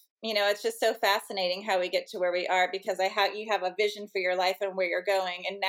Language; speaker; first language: English; native; English